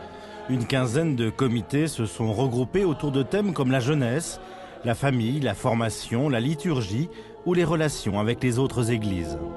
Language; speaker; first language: French; native; French